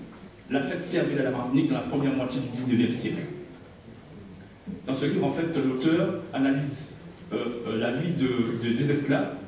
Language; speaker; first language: French; native; French